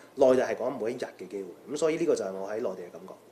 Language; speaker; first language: Chinese; non-native, local second language; Cantonese